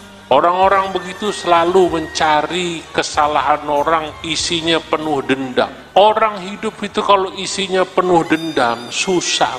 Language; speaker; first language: Indonesian; native; Indonesian